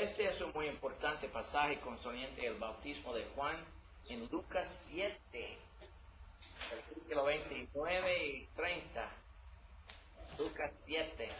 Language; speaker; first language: Spanish; non-native, learner; English